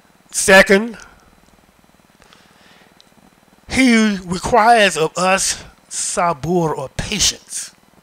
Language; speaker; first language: English; native; English